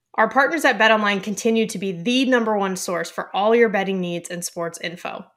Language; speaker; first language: English; native; English